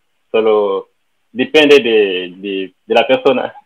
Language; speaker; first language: Spanish; non-native, learner; French